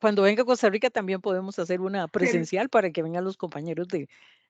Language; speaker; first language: Spanish; native; Spanish